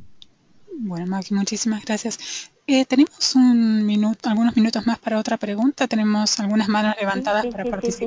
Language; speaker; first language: Spanish; native; Spanish